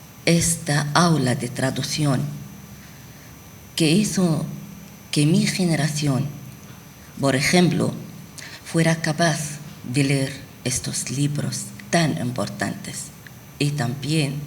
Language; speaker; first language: Spanish; non-native, fluent; Arabic